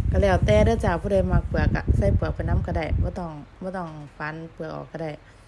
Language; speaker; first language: Thai; native; Thai